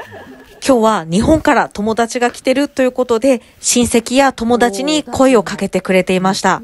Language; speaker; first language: Japanese; native; Japanese